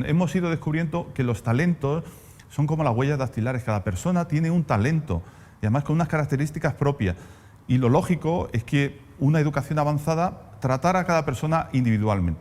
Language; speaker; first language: Spanish; native; Spanish